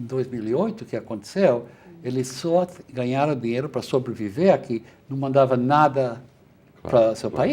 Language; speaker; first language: Portuguese; non-native, fluent; Spanish